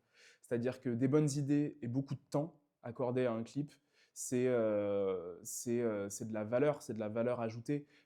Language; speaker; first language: French; native; French